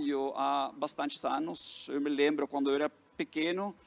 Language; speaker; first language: Portuguese; non-native, fluent; Norwegian